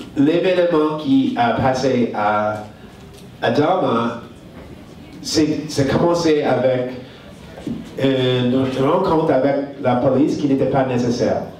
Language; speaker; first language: French; non-native, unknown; English